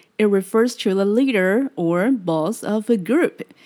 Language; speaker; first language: English; non-native, fluent; Chinese